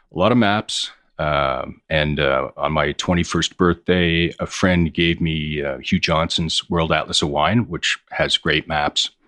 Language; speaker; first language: English; native; English